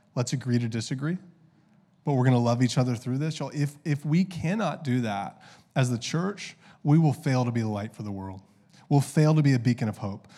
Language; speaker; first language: English; native; English